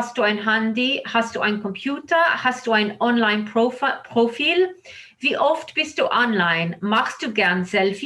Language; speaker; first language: German; non-native, fluent; English